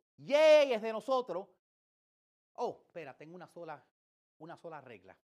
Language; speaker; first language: Spanish; early bilingual, heritage; English